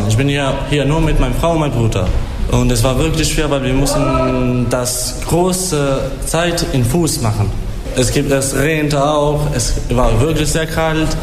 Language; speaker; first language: German; non-native, learner; Albanian